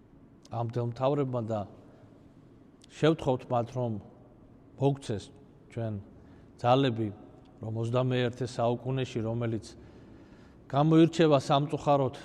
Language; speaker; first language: Georgian; native; Georgian